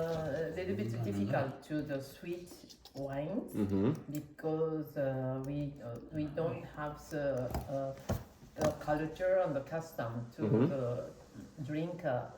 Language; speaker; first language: English; non-native, learner; Japanese